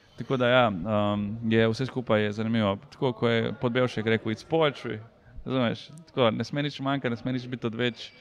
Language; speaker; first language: Slovenian; early bilingual, other home language; Serbian